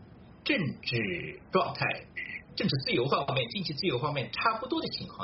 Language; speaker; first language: Chinese; native; Chinese